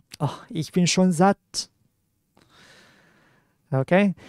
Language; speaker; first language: German; non-native, fluent; Cantonese